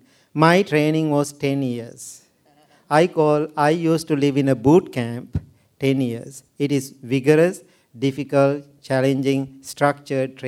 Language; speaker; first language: English; non-native, local second language; Sinhala